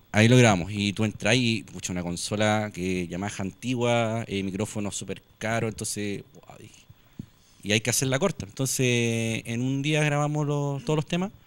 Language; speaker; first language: Spanish; native; Spanish